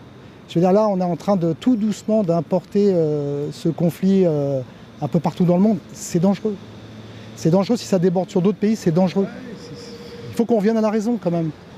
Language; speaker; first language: French; native; French